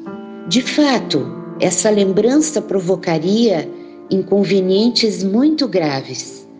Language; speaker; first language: Portuguese; native; Portuguese